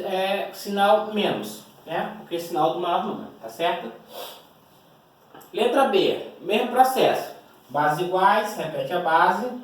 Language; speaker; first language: Portuguese; native; Portuguese